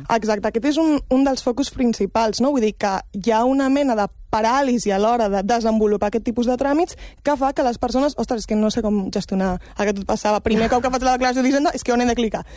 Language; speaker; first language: Catalan; native; Catalan